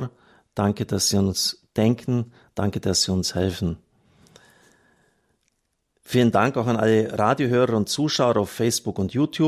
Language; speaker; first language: German; native; German